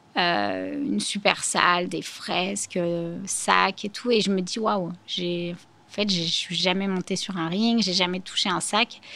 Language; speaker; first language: French; native; French